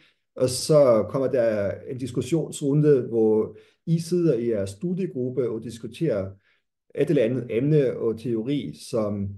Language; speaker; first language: Danish; non-native, fluent; German